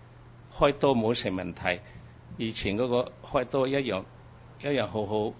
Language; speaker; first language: Cantonese; early bilingual, heritage; Cantonese